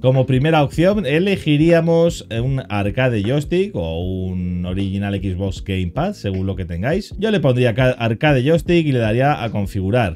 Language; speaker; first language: Spanish; native; Spanish